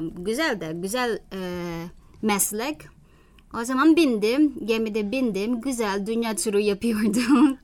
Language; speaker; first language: Turkish; non-native, learner; Filipino